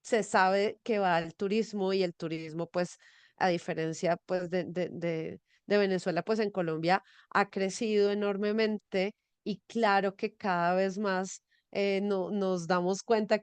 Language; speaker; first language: Spanish; native; Spanish